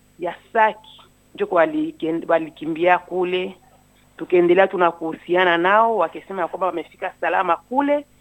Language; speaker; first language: Swahili; native; Swahili